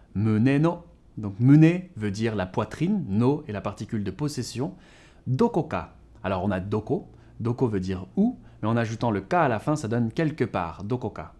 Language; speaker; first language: French; native; French